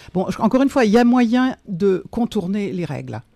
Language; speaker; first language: French; native; French